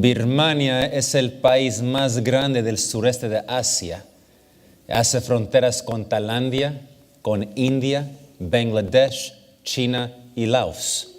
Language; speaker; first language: Spanish; early bilingual, heritage; English